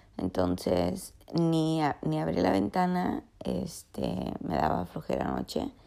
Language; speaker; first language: Spanish; early bilingual, heritage; Spanish